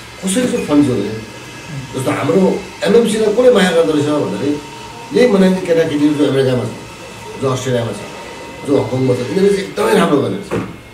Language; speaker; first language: Nepali; non-native, local second language; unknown